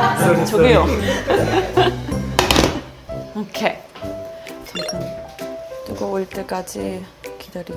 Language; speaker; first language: Korean; non-native, learner; German